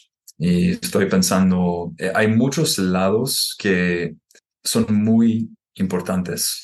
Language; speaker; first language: Spanish; non-native, fluent; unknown